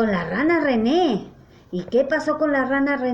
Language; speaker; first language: Spanish; native; Spanish